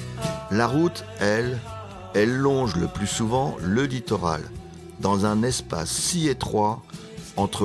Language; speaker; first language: French; native; French